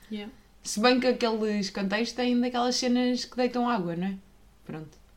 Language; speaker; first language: Portuguese; native; Portuguese